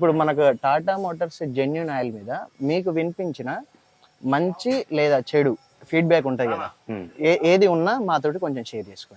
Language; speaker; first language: Telugu; native; Telugu